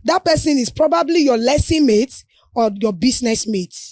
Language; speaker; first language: English; non-native, local second language; Yoruba